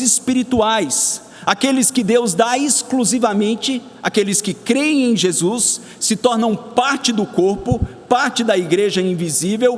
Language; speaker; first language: Portuguese; native; Portuguese